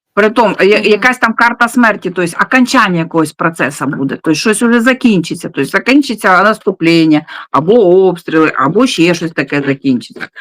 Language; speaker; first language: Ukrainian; non-native, local second language; Russian